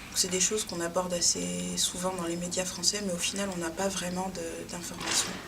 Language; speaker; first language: French; native; French